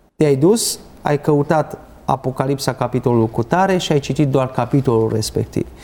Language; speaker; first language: Romanian; non-native, local second language; Hungarian